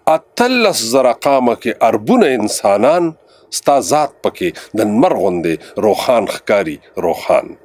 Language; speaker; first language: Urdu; non-native, local second language; Pashto